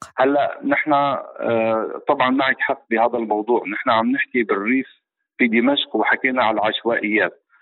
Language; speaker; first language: Arabic; native; Arabic